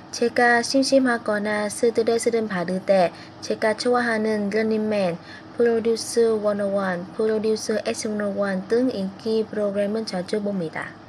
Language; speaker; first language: Korean; non-native, fluent; Vietnamese